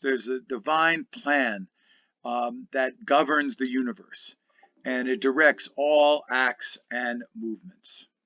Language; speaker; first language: English; native; English